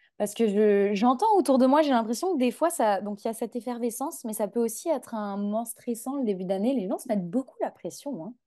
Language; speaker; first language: French; native; French